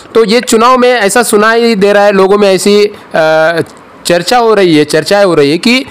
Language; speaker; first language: Hindi; non-native, local second language; Marathi